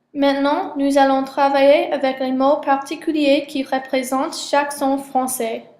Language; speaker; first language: French; non-native, learner; English